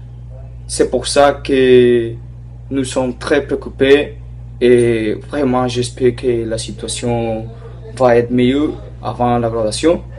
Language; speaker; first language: French; non-native, learner; Spanish